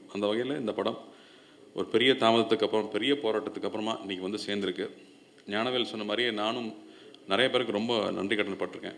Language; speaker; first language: Tamil; native; Tamil